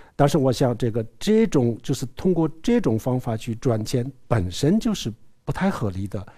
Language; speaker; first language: Chinese; non-native, local second language; Tibetan